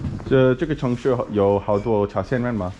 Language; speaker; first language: Chinese; non-native, learner; English